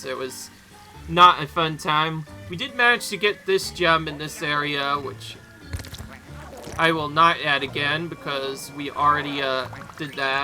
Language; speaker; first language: English; native; English